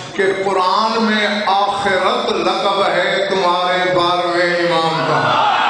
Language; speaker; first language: Urdu; non-native, local second language; Saraiki